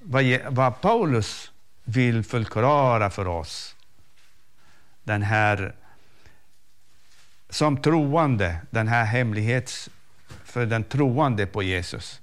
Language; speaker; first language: Swedish; non-native, fluent; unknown